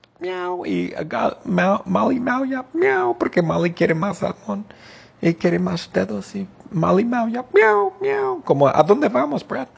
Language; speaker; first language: Spanish; non-native, fluent; English